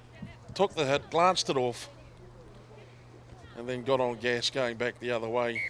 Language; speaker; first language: English; native; English